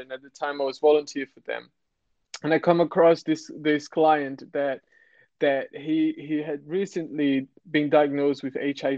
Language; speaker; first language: English; non-native, fluent; Portuguese